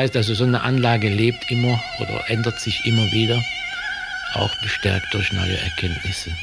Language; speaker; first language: German; native; German